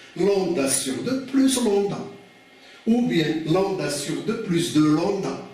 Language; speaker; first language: French; non-native, local second language; Arabic